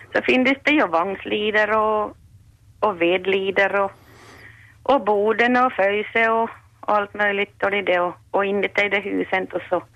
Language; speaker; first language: Swedish; native; Swedish